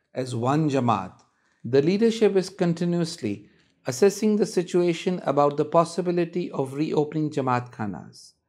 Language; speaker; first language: English; non-native, local second language; Urdu